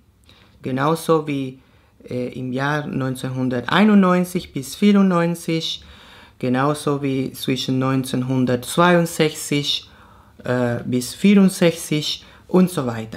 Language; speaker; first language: German; non-native, fluent; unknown